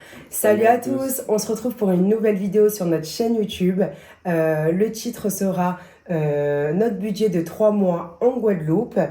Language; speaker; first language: French; native; French